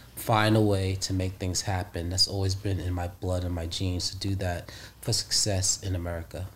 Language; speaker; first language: English; native; English